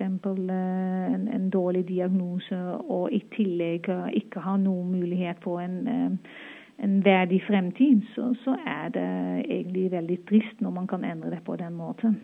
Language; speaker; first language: Norwegian; non-native, fluent; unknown